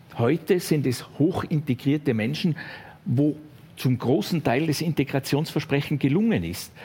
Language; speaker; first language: German; native; German